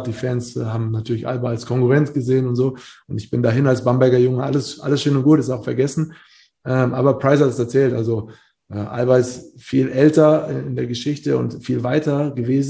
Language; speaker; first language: German; native; German